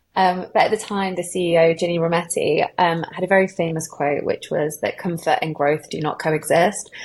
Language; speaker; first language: English; native; English